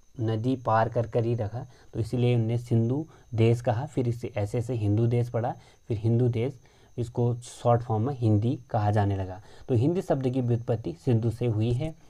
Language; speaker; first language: Hindi; native; Hindi